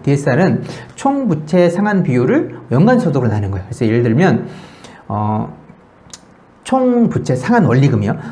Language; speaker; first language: Korean; native; Korean